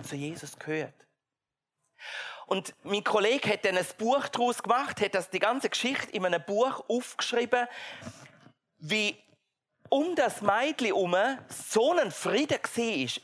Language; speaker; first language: German; native; German